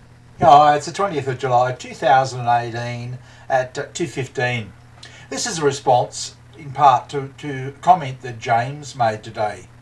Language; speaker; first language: English; native; English